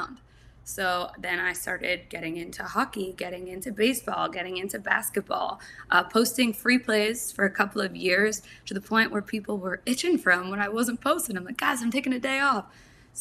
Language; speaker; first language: English; native; English